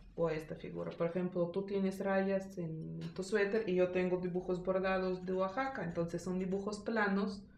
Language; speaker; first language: Spanish; non-native, fluent; Russian